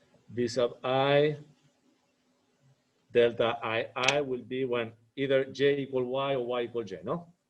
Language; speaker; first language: English; non-native, fluent; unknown